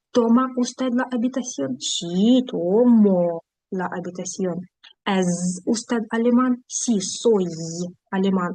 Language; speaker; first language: Spanish; non-native, fluent; Ukrainian